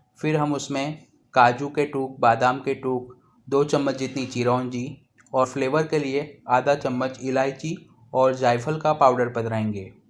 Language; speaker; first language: Hindi; non-native, local second language; Gujarati